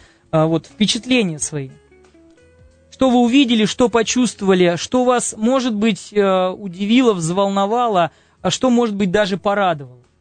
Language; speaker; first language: Russian; native; Russian